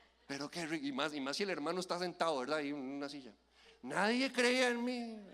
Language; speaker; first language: Spanish; native; Spanish